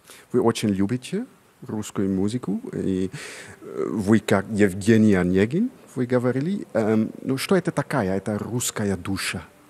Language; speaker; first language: Russian; non-native, fluent; Dutch